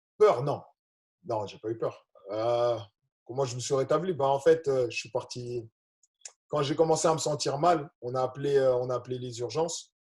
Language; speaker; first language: French; native; French